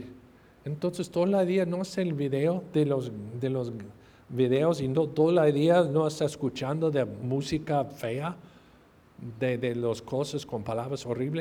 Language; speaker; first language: Spanish; non-native, fluent; English